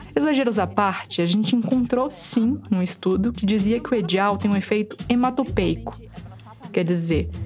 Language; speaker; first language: Portuguese; native; Portuguese